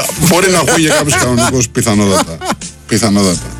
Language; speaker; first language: Greek; native; Greek